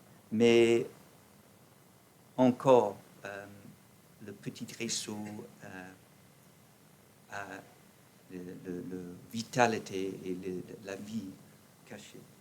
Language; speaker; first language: French; non-native, learner; English